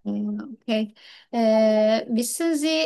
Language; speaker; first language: German; non-native, learner; Turkish